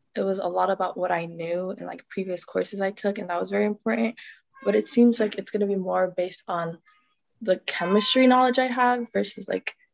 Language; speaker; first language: English; native; English